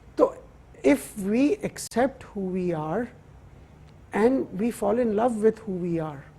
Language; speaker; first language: English; non-native, local second language; Urdu